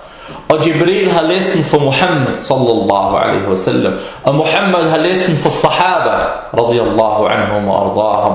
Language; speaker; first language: Danish; early bilingual, other home language; Arabic